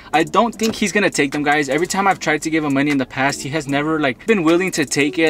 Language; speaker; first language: English; early bilingual, other home language; Spanish